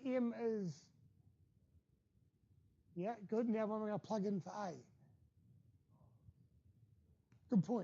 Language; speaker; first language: English; native; English